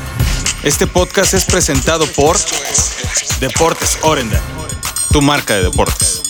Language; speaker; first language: Spanish; native; Spanish